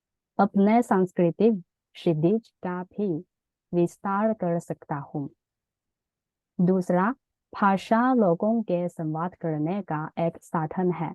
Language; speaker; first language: Hindi; non-native, learner; Chinese